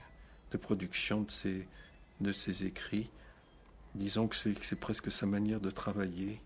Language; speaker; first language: French; native; French